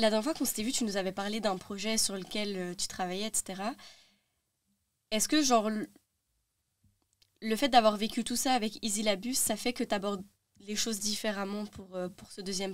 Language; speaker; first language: French; native; French